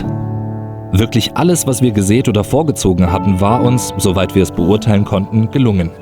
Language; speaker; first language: German; native; German